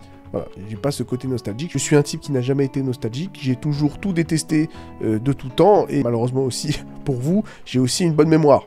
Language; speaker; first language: French; native; French